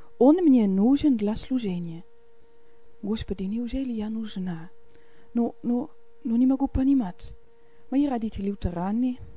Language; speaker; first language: Russian; non-native, fluent; Dutch